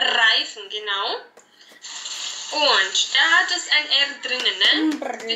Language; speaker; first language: German; native; German